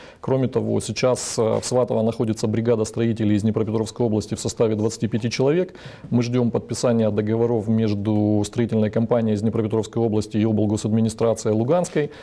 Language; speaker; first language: Russian; native; Russian